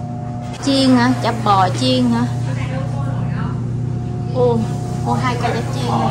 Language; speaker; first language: Vietnamese; native; Vietnamese